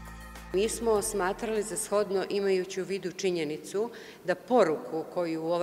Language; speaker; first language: Serbian; native; Serbian